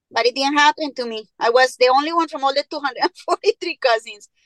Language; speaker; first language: English; non-native, fluent; Spanish